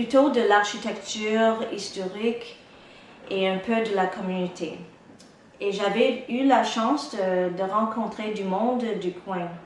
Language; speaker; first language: French; non-native, local second language; English